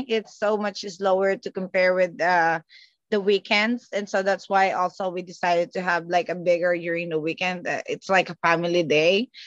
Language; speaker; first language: English; non-native, local second language; Filipino